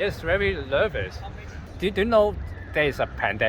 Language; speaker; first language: English; non-native, learner; Cantonese